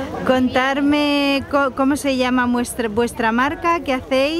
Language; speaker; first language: Spanish; native; Spanish